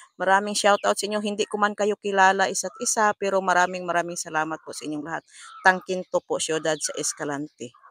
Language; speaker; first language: Filipino; non-native, local second language; Cebuano